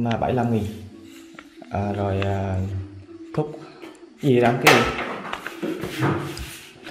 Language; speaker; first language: Vietnamese; native; Vietnamese